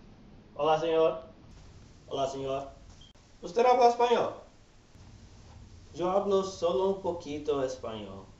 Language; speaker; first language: Spanish; non-native, learner; English